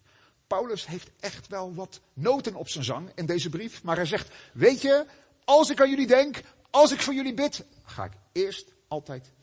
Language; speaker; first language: Dutch; native; Dutch